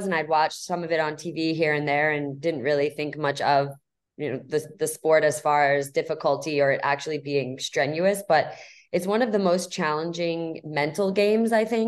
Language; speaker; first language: English; native; English